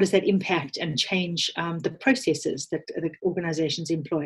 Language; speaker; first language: English; native; English